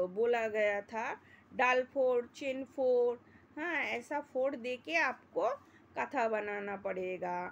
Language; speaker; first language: Hindi; non-native, local second language; Bangla